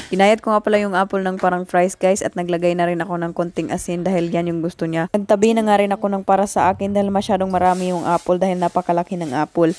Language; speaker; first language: Filipino; non-native, local second language; Cebuano